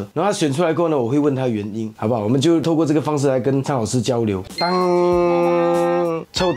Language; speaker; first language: Chinese; native; Chinese